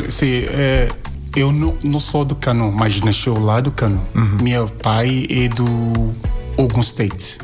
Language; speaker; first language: Portuguese; non-native, learner; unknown